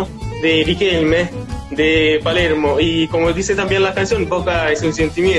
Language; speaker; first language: Spanish; non-native, learner; Italian